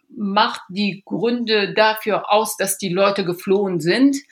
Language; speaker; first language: German; early bilingual, other home language; Persian